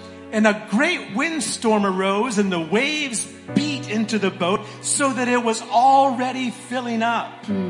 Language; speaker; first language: English; native; English